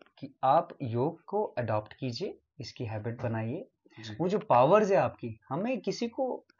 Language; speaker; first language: Hindi; non-native, local second language; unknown